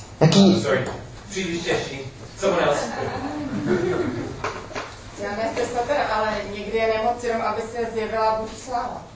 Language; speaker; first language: Czech; non-native, learner; English